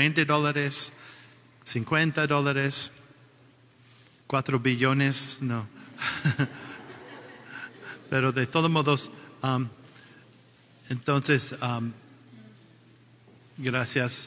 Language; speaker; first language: Spanish; non-native, fluent; English